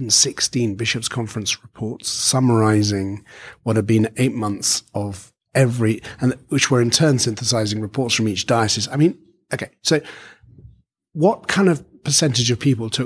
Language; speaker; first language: English; native; English